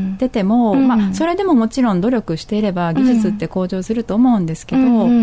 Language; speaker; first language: Japanese; native; Japanese